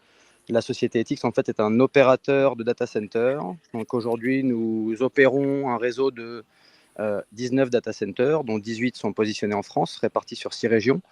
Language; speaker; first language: French; native; French